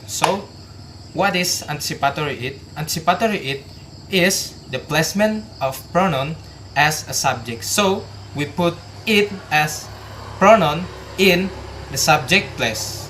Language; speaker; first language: English; non-native, learner; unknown